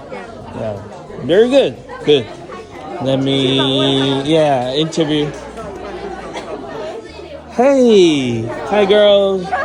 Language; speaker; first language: English; non-native, fluent; Chinese